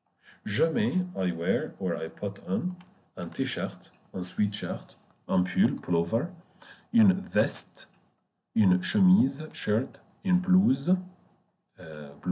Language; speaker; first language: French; non-native, fluent; Arabic